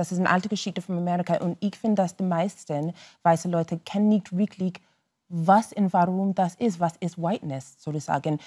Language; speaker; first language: German; non-native, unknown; English